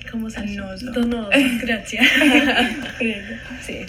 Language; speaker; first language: Italian; non-native, learner; English